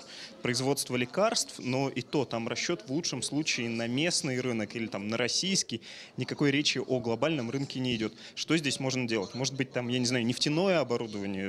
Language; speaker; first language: Russian; native; Russian